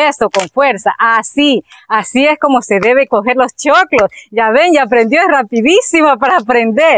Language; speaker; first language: Spanish; native; Spanish